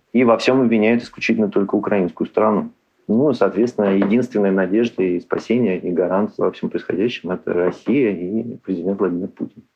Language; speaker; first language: Russian; native; Russian